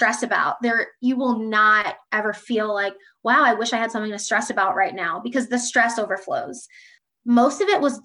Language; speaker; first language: English; native; English